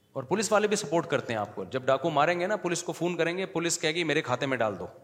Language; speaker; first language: Urdu; native; Urdu